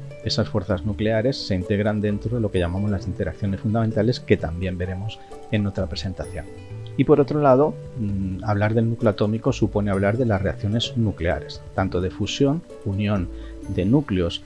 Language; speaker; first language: Spanish; native; Spanish